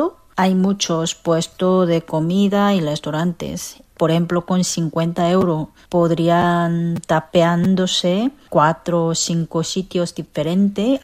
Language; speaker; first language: Spanish; non-native, fluent; Korean